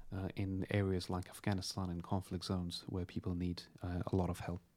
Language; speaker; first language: English; non-native, fluent; Persian